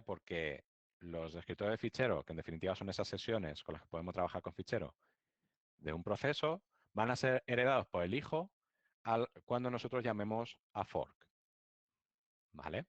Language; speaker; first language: Spanish; native; Spanish